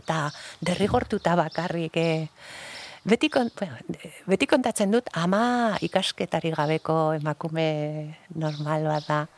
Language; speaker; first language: Basque; non-native, local second language; Spanish